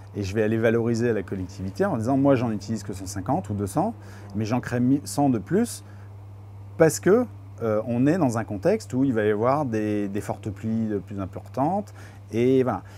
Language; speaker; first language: French; native; French